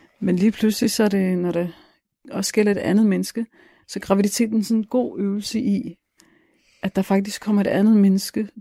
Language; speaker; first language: Danish; native; Danish